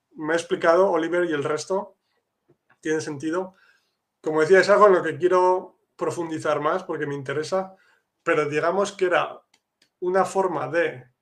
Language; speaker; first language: Spanish; native; Spanish